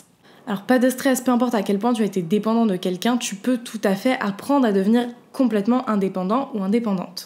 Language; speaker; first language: French; native; French